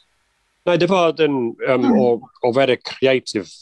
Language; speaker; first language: Norwegian; non-native, fluent; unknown